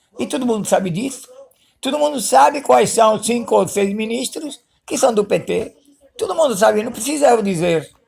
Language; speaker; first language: Portuguese; early bilingual, other home language; Spanish